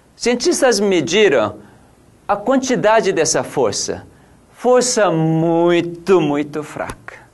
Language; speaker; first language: Portuguese; non-native, fluent; Korean